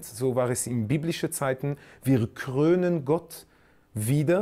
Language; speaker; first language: German; non-native, fluent; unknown